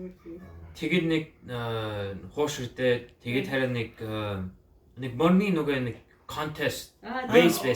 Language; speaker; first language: Mongolian; early bilingual, heritage; Mongolian